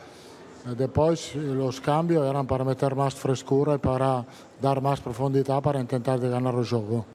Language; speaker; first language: Spanish; non-native, fluent; Italian